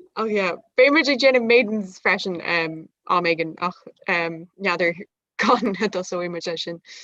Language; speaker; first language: Irish; non-native, local second language; English